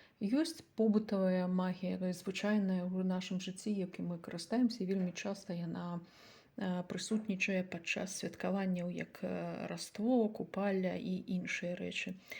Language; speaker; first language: Belarusian; native; Belarusian